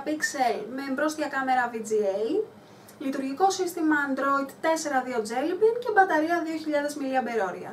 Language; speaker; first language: Greek; native; Greek